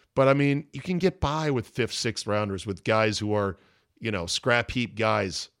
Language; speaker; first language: English; native; English